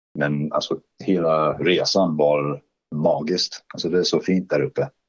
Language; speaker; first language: Swedish; non-native, fluent; English